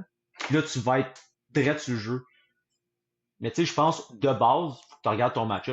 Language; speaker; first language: French; native; French